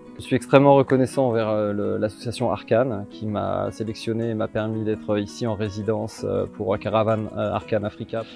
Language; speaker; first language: French; native; French